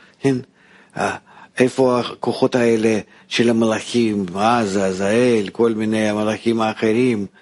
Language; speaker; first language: Hebrew; non-native, fluent; Russian